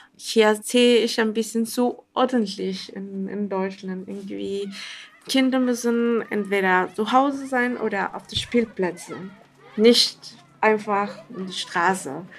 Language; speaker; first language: German; non-native, fluent; Spanish